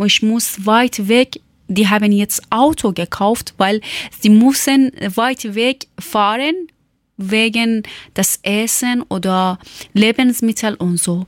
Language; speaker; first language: German; non-native, learner; Persian